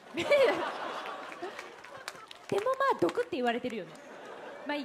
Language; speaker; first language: Japanese; native; Japanese